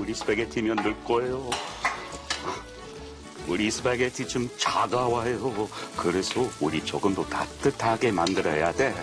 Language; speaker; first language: Korean; non-native, learner; English